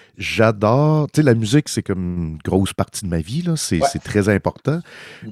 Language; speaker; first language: French; early bilingual, heritage; French